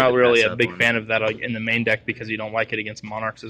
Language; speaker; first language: English; native; English